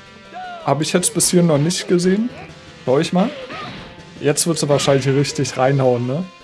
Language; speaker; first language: German; native; German